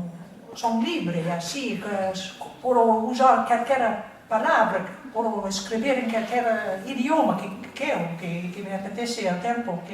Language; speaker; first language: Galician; non-native, fluent; English